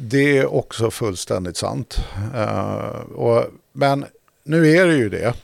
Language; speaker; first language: Swedish; native; Swedish